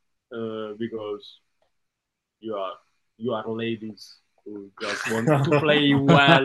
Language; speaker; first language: English; non-native, fluent; Italian